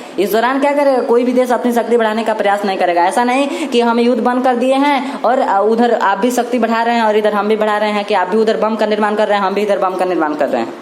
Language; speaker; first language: Hindi; native; Hindi